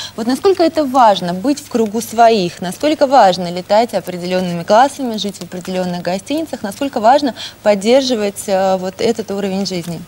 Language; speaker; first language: Russian; native; Russian